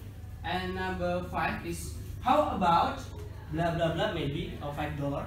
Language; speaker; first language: English; non-native, learner; Indonesian